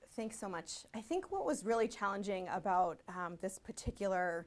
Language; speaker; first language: English; early bilingual, other home language; Spanish